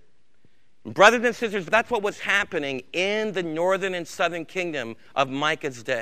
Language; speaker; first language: English; native; English